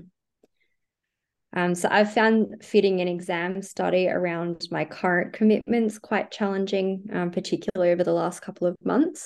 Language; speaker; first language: English; native; English